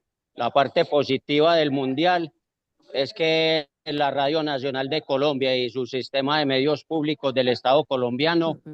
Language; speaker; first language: Spanish; native; Spanish